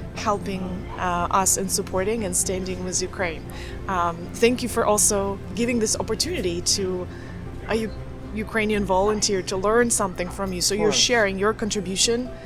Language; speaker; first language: English; non-native, fluent; Ukrainian